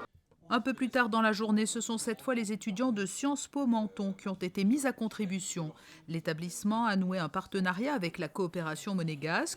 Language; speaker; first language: French; native; French